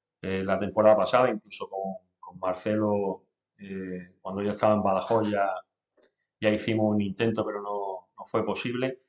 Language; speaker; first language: Spanish; native; Spanish